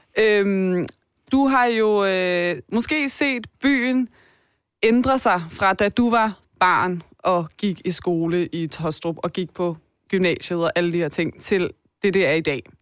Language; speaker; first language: Danish; early bilingual, other home language; Persian